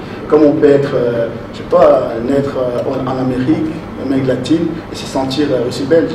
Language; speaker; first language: French; non-native, local second language; Swahili